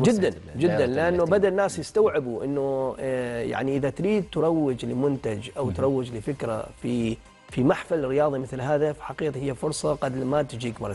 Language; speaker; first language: Arabic; native; Arabic